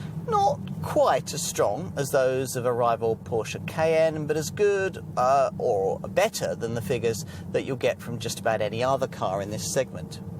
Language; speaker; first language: English; native; English